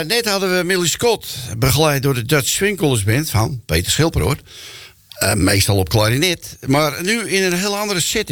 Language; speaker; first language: Dutch; native; Dutch